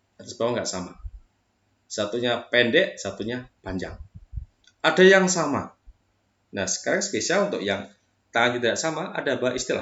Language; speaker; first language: Indonesian; native; Indonesian